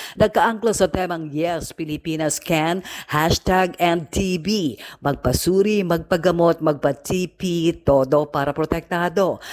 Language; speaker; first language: Filipino; non-native, local second language; Cebuano